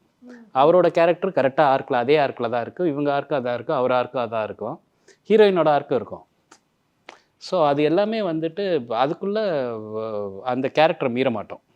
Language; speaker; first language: Tamil; native; Tamil